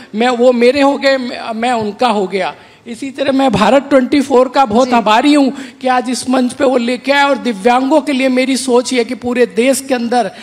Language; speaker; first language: Hindi; native; Hindi